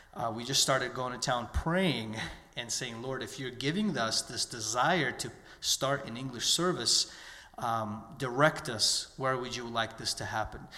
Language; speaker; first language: English; native; English